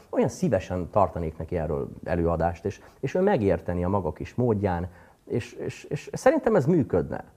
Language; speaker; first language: Hungarian; native; Hungarian